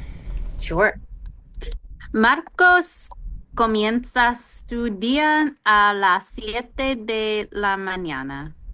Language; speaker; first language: Spanish; non-native, learner; English